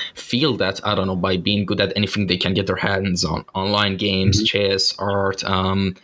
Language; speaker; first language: English; non-native, fluent; Persian